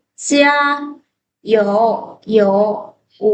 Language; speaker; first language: Chinese; non-native, fluent; Thai